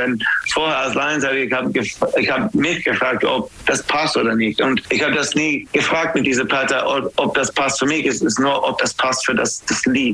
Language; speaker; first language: German; non-native, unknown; English